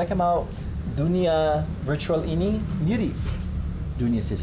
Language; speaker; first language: Indonesian; non-native, fluent; English